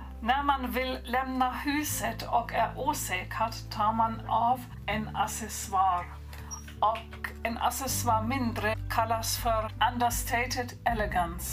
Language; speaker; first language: Swedish; non-native, fluent; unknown